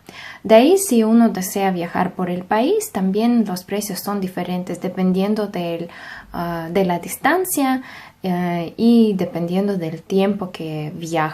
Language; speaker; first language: Spanish; non-native, fluent; Russian